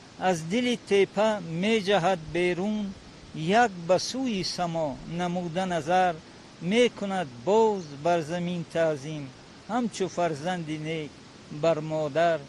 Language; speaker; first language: Tajik; non-native, local second language; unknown